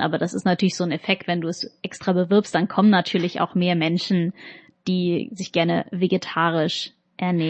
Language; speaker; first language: German; native; German